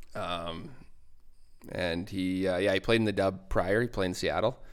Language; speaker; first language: English; native; English